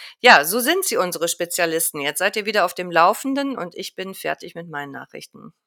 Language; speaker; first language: German; native; German